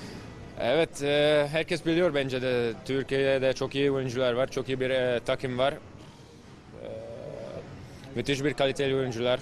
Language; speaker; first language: Turkish; non-native, learner; Hungarian